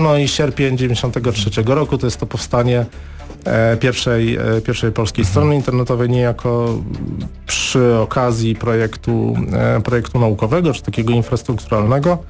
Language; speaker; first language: Polish; native; Polish